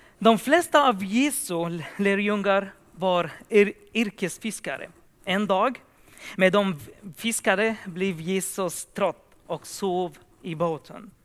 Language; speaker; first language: Swedish; non-native, fluent; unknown